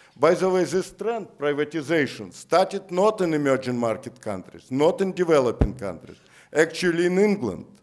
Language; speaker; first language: English; non-native, fluent; Russian